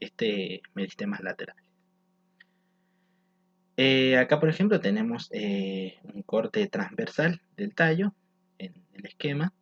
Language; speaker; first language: Spanish; native; Spanish